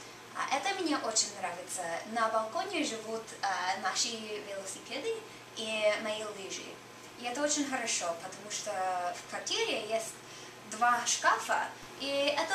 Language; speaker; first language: Russian; non-native, fluent; English